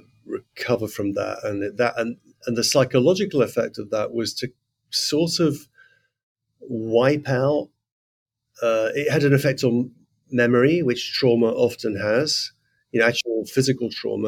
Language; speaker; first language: English; native; English